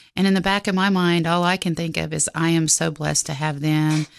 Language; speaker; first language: English; native; English